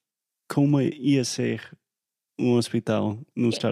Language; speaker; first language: Portuguese; non-native, fluent; English